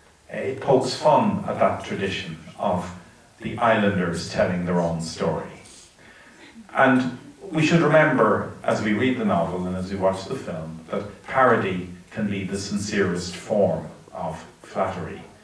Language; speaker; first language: English; native; English